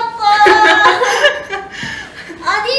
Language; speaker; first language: Korean; native; Korean